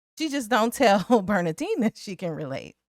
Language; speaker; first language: English; native; English